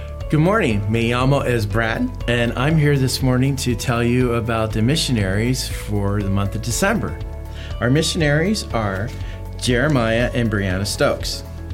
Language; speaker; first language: English; native; English